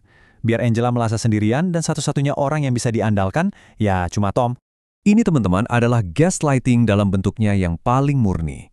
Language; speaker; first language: Indonesian; native; Indonesian